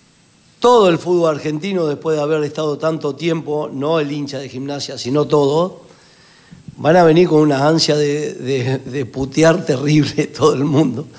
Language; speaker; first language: Spanish; native; Spanish